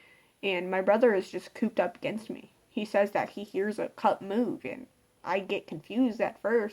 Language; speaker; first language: English; native; English